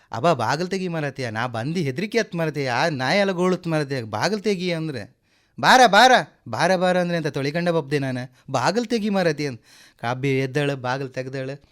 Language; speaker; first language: Kannada; native; Kannada